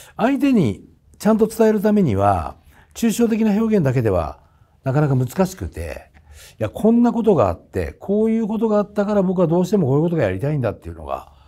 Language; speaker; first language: Japanese; native; Japanese